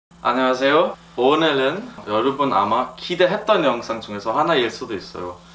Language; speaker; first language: Korean; non-native, fluent; German